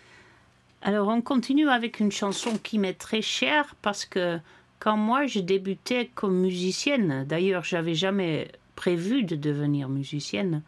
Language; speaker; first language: French; non-native, fluent; Dutch